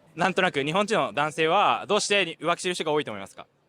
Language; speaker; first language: Japanese; native; Japanese